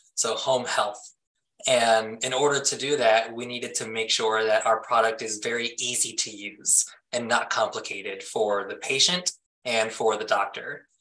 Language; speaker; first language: English; native; English